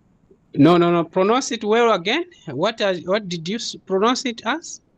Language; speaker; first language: English; non-native, fluent; Nyanja